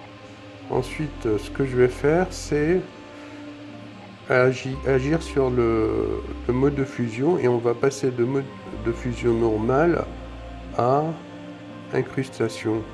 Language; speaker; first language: French; native; French